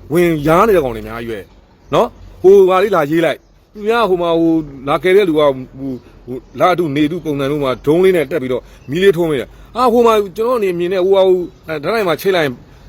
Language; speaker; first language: Burmese; native; Burmese